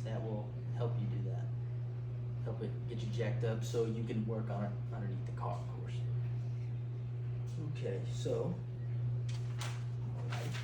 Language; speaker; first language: English; native; English